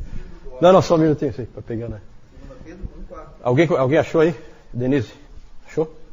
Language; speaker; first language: Portuguese; native; Portuguese